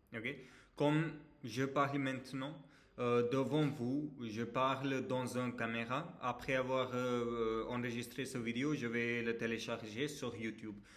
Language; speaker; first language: French; non-native, fluent; Hindi